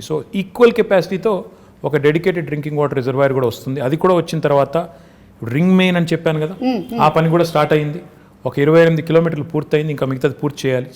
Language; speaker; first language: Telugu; native; Telugu